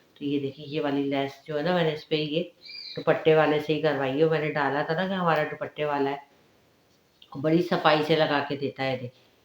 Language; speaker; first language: Urdu; native; Urdu